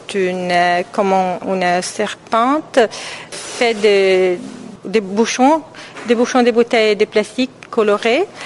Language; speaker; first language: French; non-native, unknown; Italian